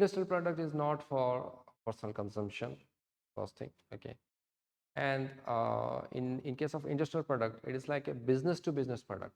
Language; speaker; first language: English; non-native, local second language; Odia